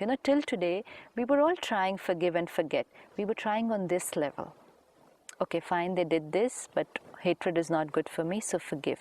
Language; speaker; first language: English; non-native, local second language; Hindi